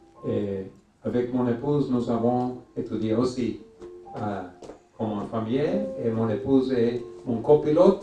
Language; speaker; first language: French; non-native, learner; English